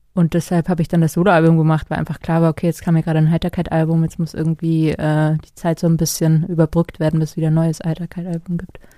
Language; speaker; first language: German; native; German